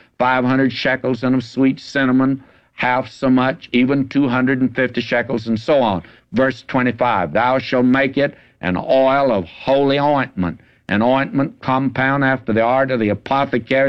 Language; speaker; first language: English; native; English